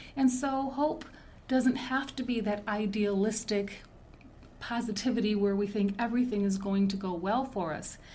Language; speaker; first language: English; native; English